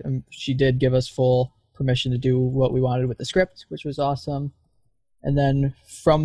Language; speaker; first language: English; native; English